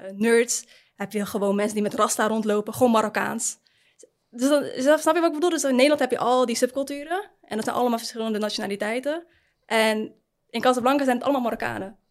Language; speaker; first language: Dutch; early bilingual, other home language; Arabic